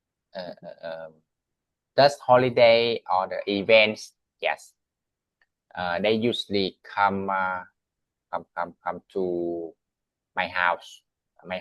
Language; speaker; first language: English; non-native, learner; Vietnamese